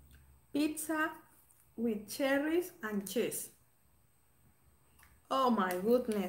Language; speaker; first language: English; non-native, learner; Spanish